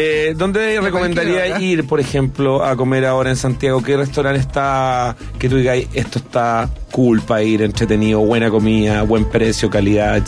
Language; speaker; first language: Spanish; native; Spanish